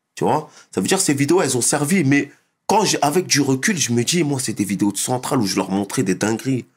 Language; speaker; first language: French; native; French